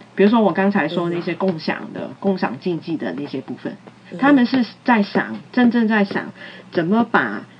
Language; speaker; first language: Chinese; non-native, local second language; Cantonese